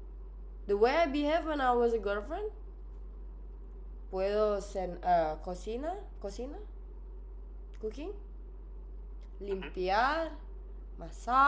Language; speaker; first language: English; non-native, learner; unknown